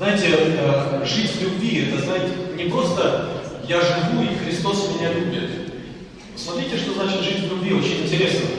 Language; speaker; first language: Russian; native; Russian